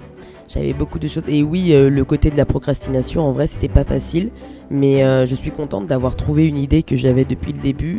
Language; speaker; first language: French; native; French